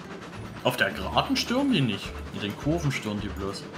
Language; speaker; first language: German; native; German